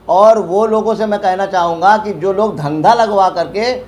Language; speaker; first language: Hindi; non-native, local second language; Urdu